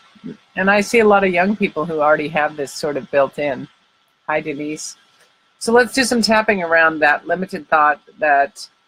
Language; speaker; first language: English; native; English